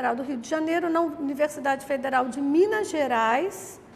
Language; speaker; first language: Portuguese; native; Portuguese